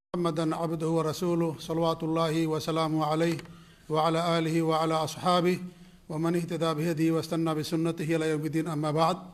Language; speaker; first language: Urdu; native; Urdu